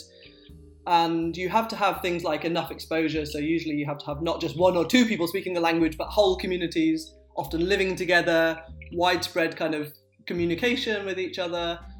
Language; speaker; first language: English; native; English